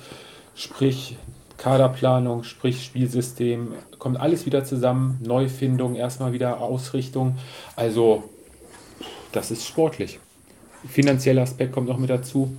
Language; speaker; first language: German; native; German